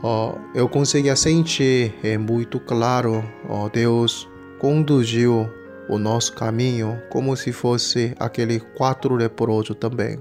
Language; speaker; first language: Portuguese; non-native, fluent; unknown